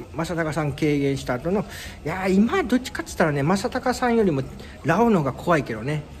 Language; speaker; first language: Japanese; native; Japanese